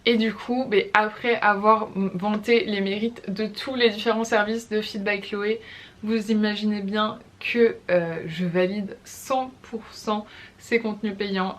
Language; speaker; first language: French; native; French